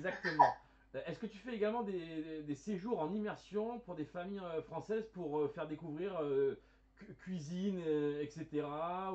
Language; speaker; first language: French; native; French